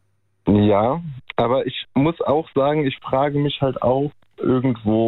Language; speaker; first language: German; native; German